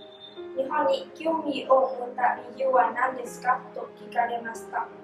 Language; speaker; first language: Japanese; non-native, learner; Vietnamese